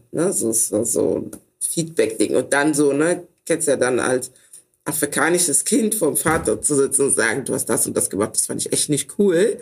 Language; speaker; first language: German; early bilingual, other home language; Ewe